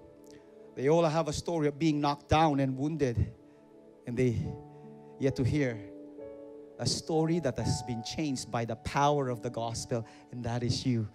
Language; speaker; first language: English; non-native, local second language; Filipino